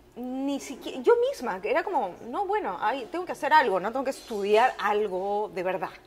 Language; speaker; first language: Spanish; native; Spanish